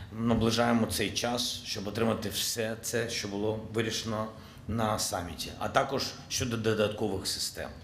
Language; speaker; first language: Ukrainian; native; Ukrainian